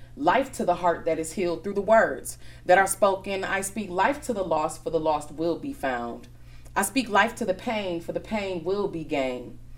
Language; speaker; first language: English; native; English